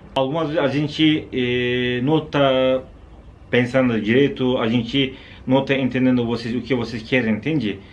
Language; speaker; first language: Portuguese; non-native, learner; Turkish